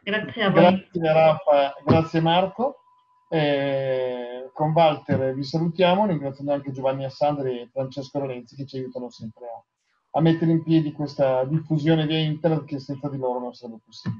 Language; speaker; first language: Italian; native; Italian